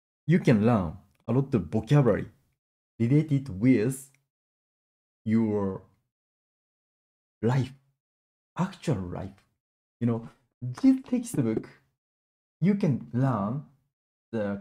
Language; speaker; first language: English; non-native, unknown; Japanese